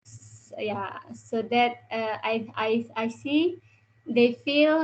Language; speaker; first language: English; non-native, learner; Indonesian